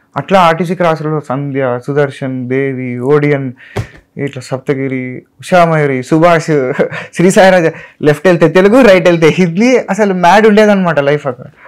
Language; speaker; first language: Telugu; native; Telugu